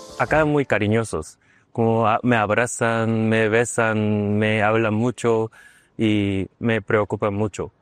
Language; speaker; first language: Spanish; non-native, learner; Korean